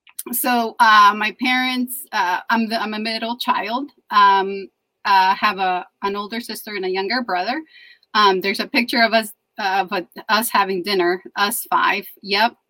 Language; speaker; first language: English; early bilingual, other home language; Spanish